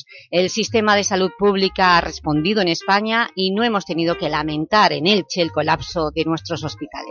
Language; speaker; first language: Spanish; native; Spanish